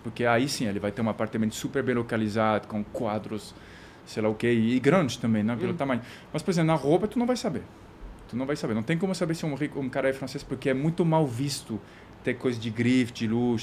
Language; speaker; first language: Portuguese; non-native, fluent; French